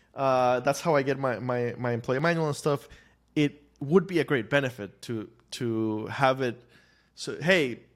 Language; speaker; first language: English; non-native, fluent; Spanish